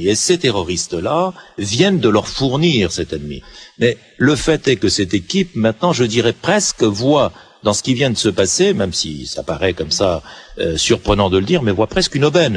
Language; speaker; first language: French; native; French